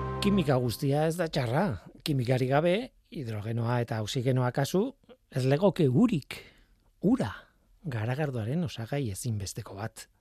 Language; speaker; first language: Basque; non-native, local second language; Spanish